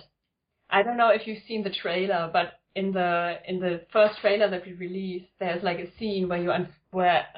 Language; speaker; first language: English; non-native, fluent; German